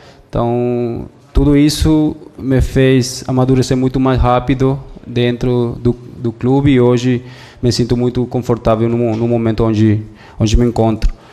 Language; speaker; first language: Portuguese; non-native, fluent; Spanish